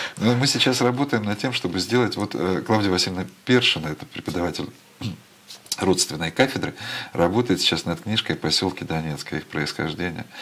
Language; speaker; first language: Russian; native; Russian